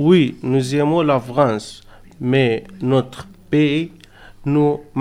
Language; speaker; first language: French; non-native, learner; Arabic